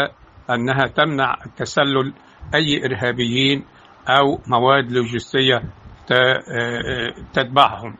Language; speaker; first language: Arabic; native; Arabic